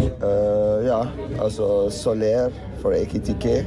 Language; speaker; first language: Norwegian; non-native, fluent; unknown